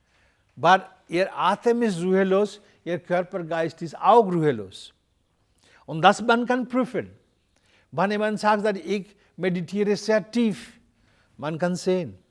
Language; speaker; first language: German; non-native, learner; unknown